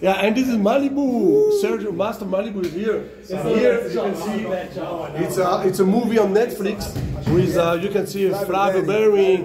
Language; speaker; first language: English; non-native, fluent; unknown